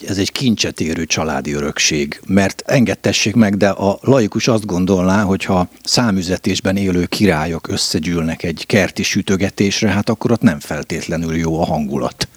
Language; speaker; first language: Hungarian; native; Hungarian